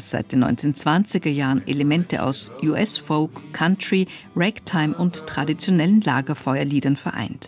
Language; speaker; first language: German; native; German